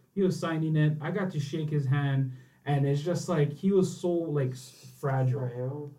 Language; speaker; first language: English; native; English